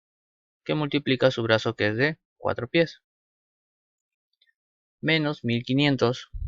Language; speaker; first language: Spanish; native; Spanish